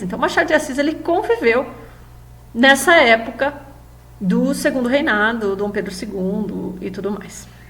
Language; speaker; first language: Portuguese; native; Portuguese